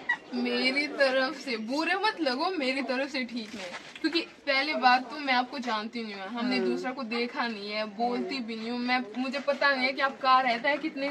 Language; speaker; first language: Hindi; non-native, learner; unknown